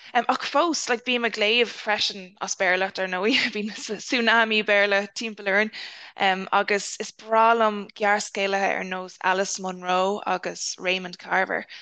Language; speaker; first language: Irish; non-native, local second language; English